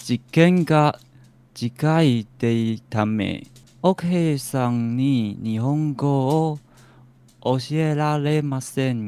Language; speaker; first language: Japanese; non-native, learner; Chinese